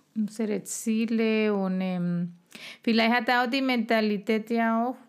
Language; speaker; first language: German; non-native, fluent; Spanish